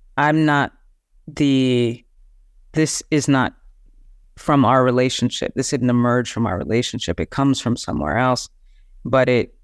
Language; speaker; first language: English; native; English